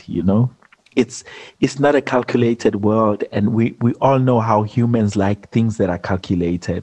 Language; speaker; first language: English; non-native, local second language; Zulu